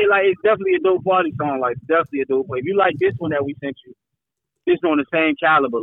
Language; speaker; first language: English; native; English